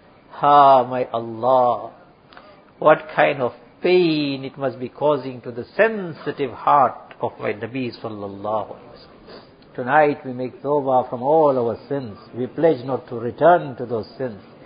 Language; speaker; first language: English; native; English